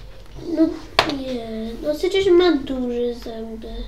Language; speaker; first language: Polish; early bilingual, heritage; Polish